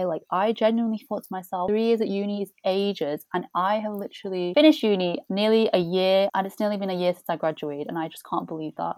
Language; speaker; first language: English; native; English